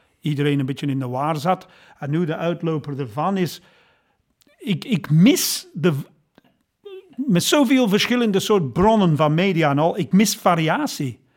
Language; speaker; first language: Dutch; non-native, fluent; English